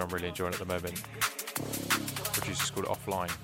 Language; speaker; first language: English; native; English